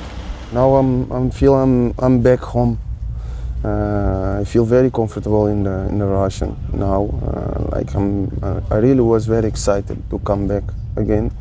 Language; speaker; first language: English; non-native, fluent; Portuguese